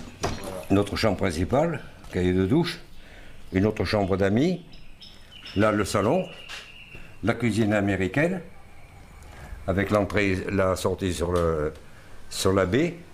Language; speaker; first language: French; native; French